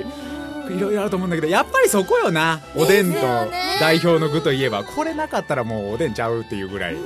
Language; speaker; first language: Japanese; native; Japanese